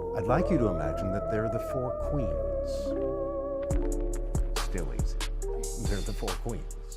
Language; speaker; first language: English; native; English